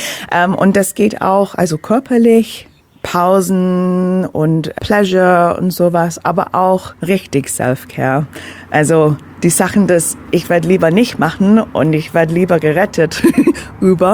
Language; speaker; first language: German; non-native, fluent; English